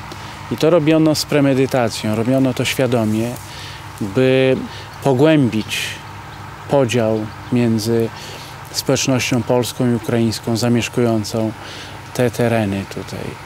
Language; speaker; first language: Polish; native; Polish